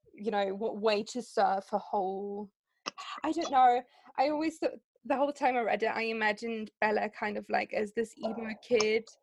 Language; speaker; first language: English; non-native, fluent; German